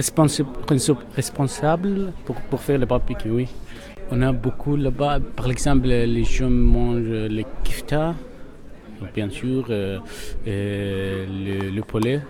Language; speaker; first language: French; non-native, learner; Arabic